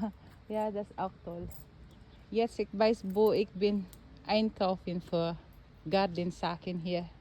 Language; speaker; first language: German; non-native, learner; Filipino